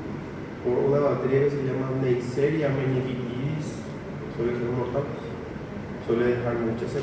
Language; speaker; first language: Spanish; native; Spanish